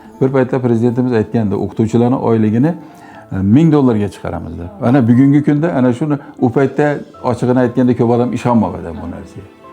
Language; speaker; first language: Uzbek; native; Uzbek